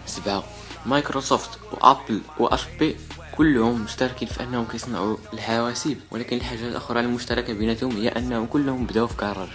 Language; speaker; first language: Arabic; native; Arabic